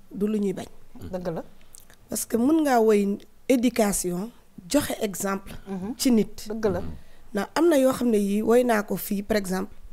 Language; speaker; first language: Wolof; non-native, local second language; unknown